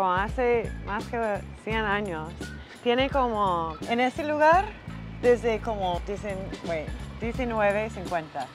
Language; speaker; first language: Spanish; early bilingual, other home language; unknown